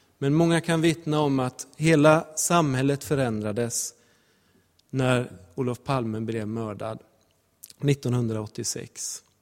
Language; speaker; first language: Swedish; native; Swedish